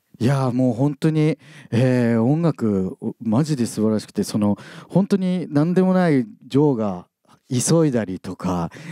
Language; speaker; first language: Japanese; native; Japanese